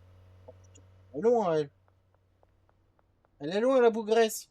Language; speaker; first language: French; native; French